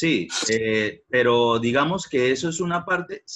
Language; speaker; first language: Spanish; native; Spanish